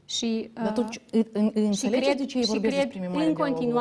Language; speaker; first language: Romanian; native; Romanian